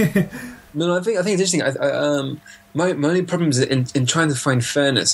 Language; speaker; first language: English; native; English